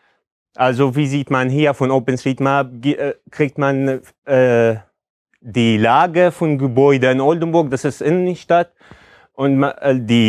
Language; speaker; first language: German; non-native, fluent; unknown